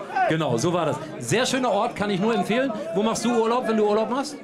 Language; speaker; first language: German; native; German